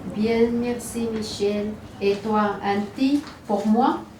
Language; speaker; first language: French; non-native, learner; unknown